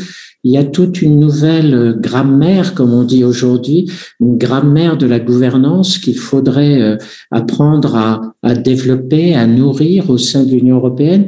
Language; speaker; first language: French; native; French